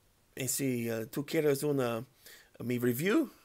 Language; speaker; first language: Spanish; non-native, learner; English